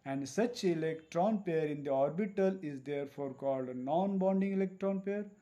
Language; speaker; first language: English; non-native, local second language; Marathi